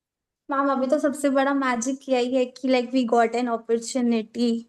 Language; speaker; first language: Hindi; native; Hindi